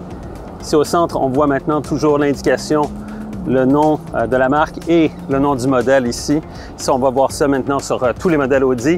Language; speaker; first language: French; native; French